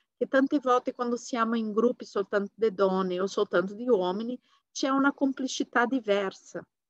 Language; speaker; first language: Italian; non-native, fluent; Portuguese